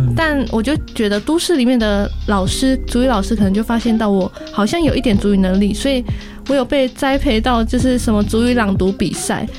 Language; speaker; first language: Chinese; non-native, local second language; Amis